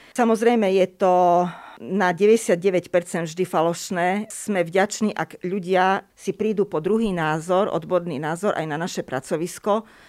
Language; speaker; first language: Slovak; native; Slovak